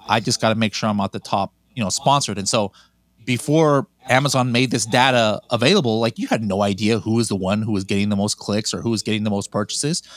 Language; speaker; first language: English; native; English